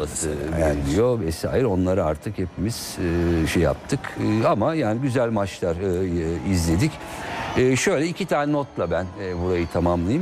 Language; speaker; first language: Turkish; native; Turkish